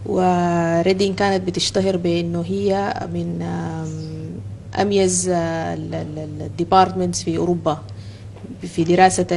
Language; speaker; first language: Arabic; native; Arabic